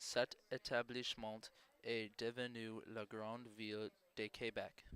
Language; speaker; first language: French; non-native, learner; English